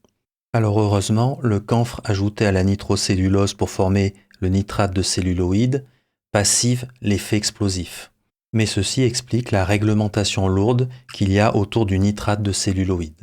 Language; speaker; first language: French; native; French